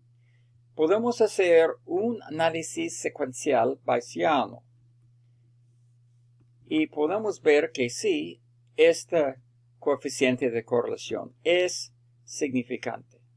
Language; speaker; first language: Spanish; non-native, fluent; English